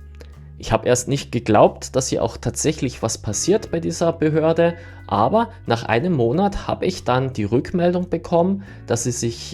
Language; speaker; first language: German; native; German